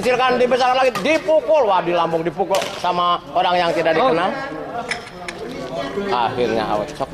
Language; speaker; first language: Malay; non-native, local second language; Javanese